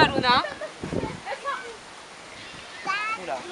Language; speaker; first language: French; native; French